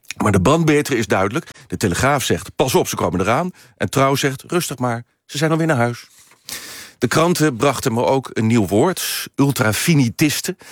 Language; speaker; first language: Dutch; native; Dutch